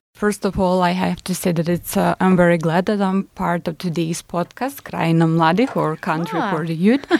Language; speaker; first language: English; non-native, fluent; Macedonian